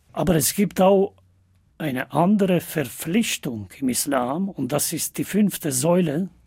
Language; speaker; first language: German; non-native, fluent; Albanian